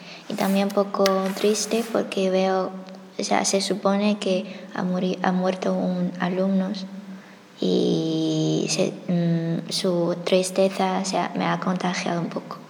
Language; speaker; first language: Spanish; non-native, fluent; Chinese